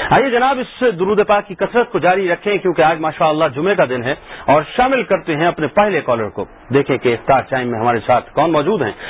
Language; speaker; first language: Urdu; native; Urdu